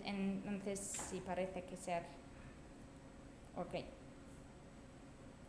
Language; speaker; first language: Spanish; non-native, fluent; German